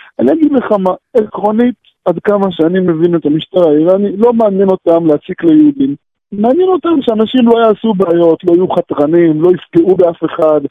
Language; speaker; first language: Hebrew; native; Hebrew